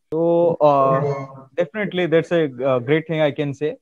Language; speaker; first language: English; non-native, local second language; Odia